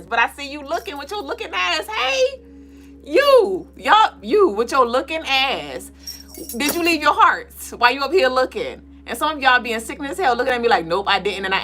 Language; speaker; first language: English; native; English